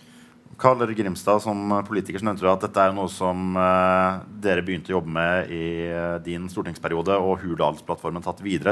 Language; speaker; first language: Norwegian; native; Norwegian